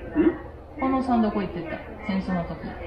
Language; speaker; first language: Japanese; non-native, fluent; Portuguese